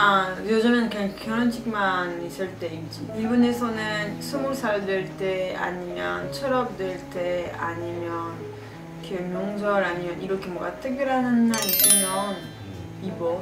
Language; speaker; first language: Korean; non-native, fluent; French